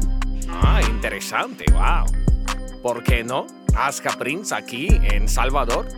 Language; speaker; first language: Spanish; non-native, learner; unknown